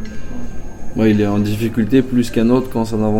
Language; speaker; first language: French; native; French